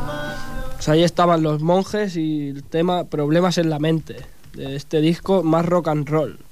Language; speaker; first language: Spanish; native; Spanish